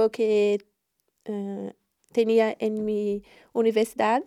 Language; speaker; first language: Spanish; non-native, learner; Portuguese